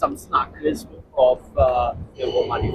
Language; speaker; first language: Norwegian; non-native, learner; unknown